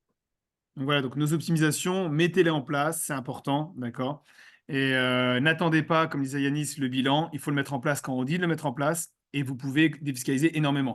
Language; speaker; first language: French; native; French